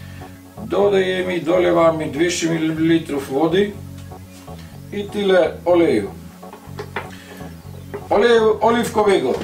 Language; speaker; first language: Polish; non-native, learner; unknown